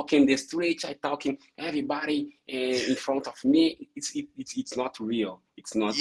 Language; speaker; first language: English; non-native, learner; Portuguese